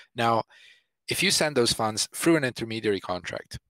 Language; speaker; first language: English; non-native, fluent; Italian